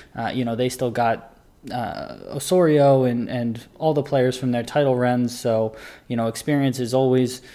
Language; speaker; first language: English; native; English